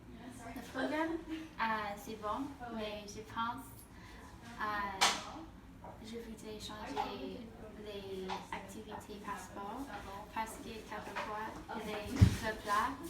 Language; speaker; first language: French; non-native, learner; English